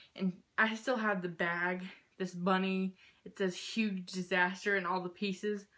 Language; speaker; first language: English; native; English